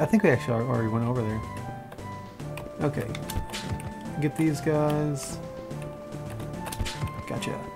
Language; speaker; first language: English; native; English